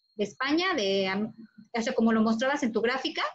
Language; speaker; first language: Spanish; native; Spanish